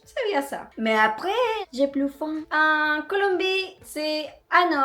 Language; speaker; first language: French; non-native, learner; Spanish